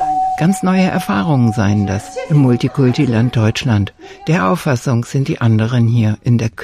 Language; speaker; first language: German; native; German